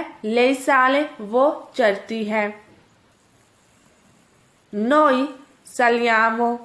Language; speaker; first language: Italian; non-native, fluent; Urdu